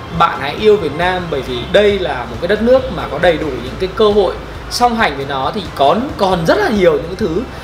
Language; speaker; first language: Vietnamese; native; Vietnamese